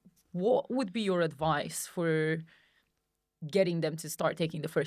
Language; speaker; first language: English; non-native, fluent; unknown